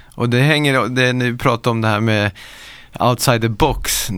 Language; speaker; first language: Swedish; native; Swedish